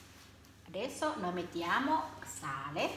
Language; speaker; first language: Italian; non-native, learner; Thai